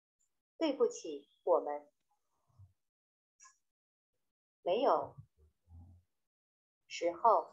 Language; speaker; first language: Chinese; non-native, learner; Vietnamese